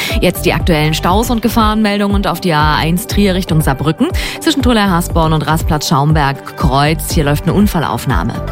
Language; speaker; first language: German; native; German